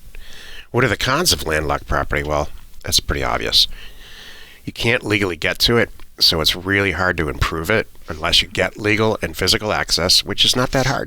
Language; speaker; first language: English; native; English